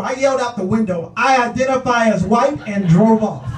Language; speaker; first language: English; native; English